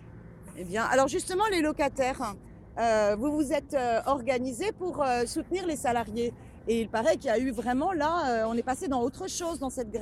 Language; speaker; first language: French; native; French